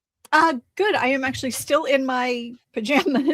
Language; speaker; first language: English; native; English